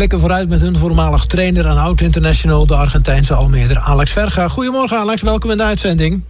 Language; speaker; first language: Dutch; native; Dutch